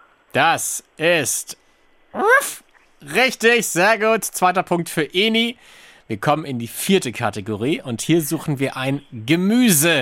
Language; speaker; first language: German; native; German